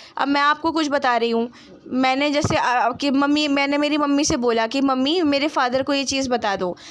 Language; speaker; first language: Hindi; non-native, local second language; Punjabi